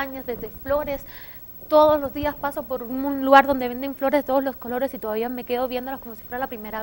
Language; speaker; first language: Spanish; native; Spanish